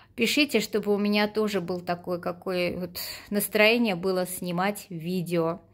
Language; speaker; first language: Russian; non-native, local second language; Armenian